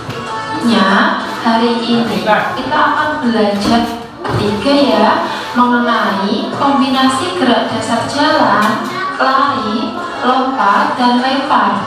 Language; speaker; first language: Indonesian; native; Indonesian